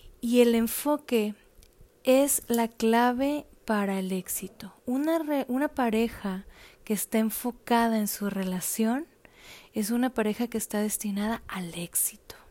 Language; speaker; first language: Spanish; native; Spanish